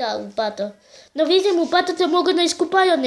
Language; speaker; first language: Bulgarian; native; Bulgarian